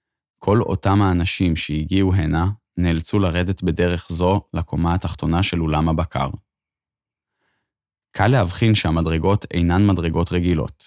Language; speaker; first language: Hebrew; native; Hebrew